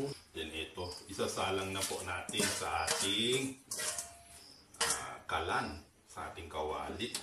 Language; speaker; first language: Filipino; native; Filipino